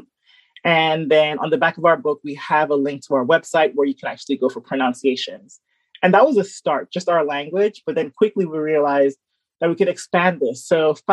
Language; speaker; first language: English; native; English